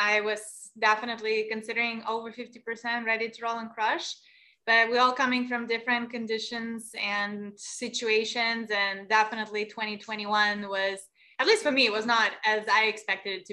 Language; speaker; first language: English; non-native, fluent; Russian